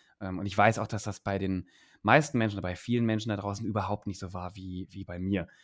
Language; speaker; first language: German; native; German